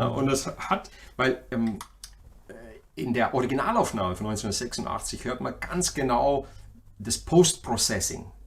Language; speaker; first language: German; native; German